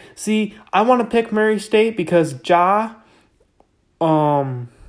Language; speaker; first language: English; native; English